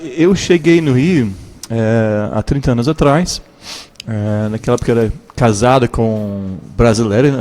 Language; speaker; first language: Portuguese; non-native, fluent; English